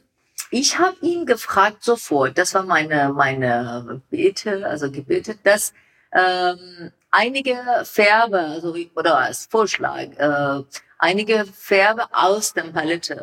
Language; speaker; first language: German; non-native, learner; Persian